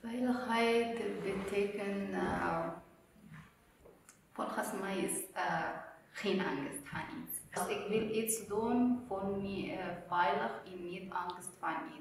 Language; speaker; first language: Dutch; non-native, learner; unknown